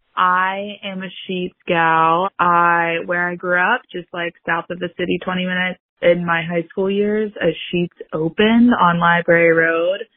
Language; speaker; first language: English; native; English